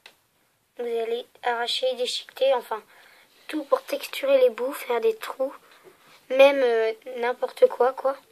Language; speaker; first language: French; native; French